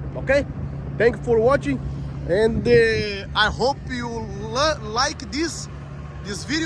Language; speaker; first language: English; non-native, learner; Portuguese